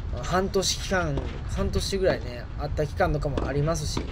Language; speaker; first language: Japanese; native; Japanese